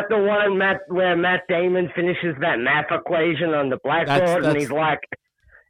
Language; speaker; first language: English; native; English